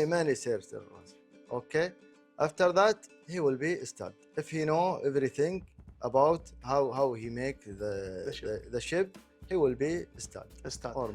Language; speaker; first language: English; non-native, local second language; Arabic